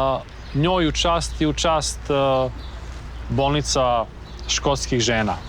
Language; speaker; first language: Bosnian; native; Bosnian